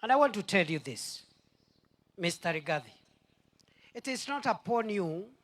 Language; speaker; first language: English; non-native, local second language; Swahili